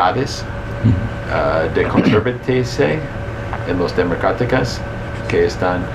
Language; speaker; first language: Spanish; early bilingual, heritage; Spanish